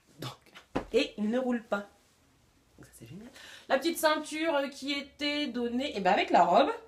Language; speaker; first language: French; native; French